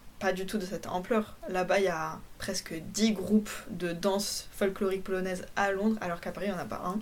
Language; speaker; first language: French; early bilingual, other home language; Polish